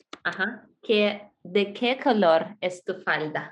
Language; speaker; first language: Spanish; non-native, learner; Russian